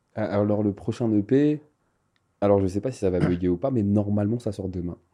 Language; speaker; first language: French; non-native, local second language; Malagasy